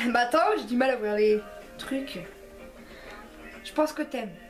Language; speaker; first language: French; early bilingual, other home language; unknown